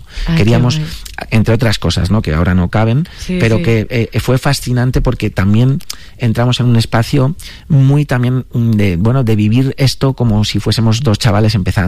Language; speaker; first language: Spanish; native; Spanish